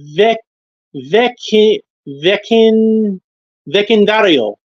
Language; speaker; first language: Spanish; non-native, learner; English